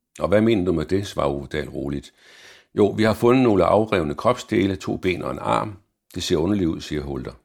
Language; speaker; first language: Danish; native; Danish